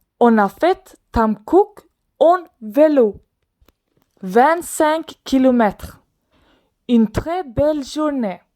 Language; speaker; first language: French; non-native, learner; Swedish